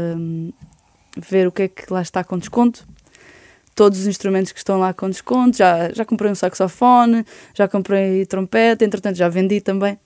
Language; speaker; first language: Portuguese; native; Portuguese